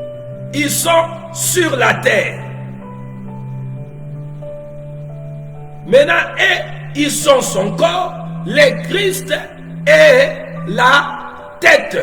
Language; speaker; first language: French; non-native, local second language; Lingala